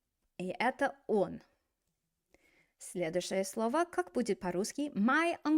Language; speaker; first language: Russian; non-native, fluent; English